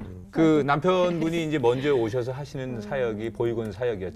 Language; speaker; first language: Korean; native; Korean